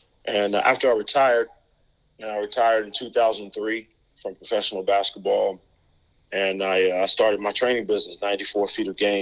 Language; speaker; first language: English; native; English